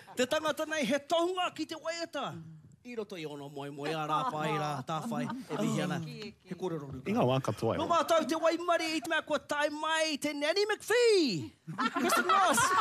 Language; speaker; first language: Māori; non-native, local second language; English